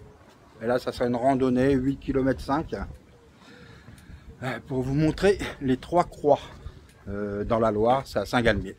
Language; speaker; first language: French; native; French